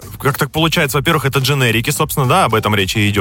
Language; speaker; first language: Russian; native; Russian